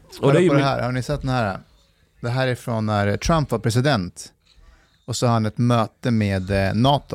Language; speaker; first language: Swedish; native; Swedish